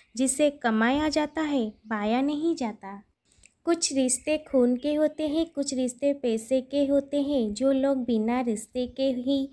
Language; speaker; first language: Hindi; non-native, local second language; Odia